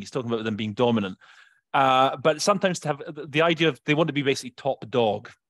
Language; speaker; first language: English; native; English